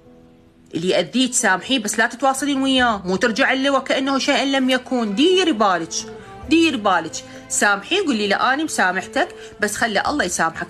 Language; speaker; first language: Arabic; native; Arabic